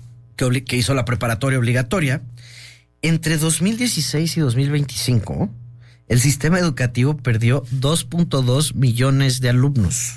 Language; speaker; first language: Spanish; native; Spanish